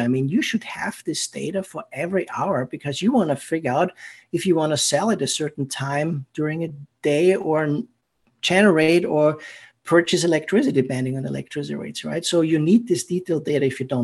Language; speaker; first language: English; non-native, fluent; German